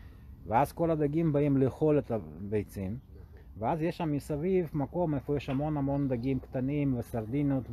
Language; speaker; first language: Hebrew; non-native, fluent; Russian